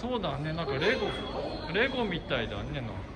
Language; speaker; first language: Japanese; native; Japanese